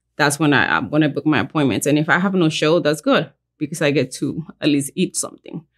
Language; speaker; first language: English; early bilingual, other home language; Spanish